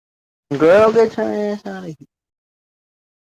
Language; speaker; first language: English; native; English